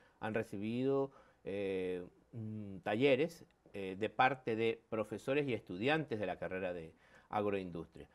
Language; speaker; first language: Spanish; native; Spanish